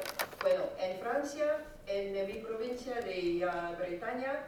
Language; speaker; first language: Spanish; non-native, fluent; French